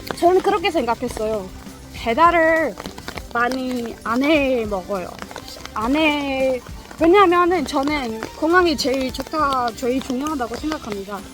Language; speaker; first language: Korean; non-native, fluent; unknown